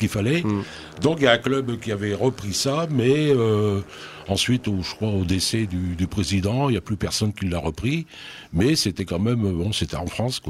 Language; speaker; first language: French; native; French